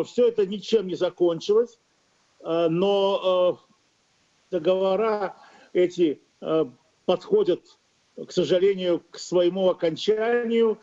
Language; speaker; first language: Russian; native; Russian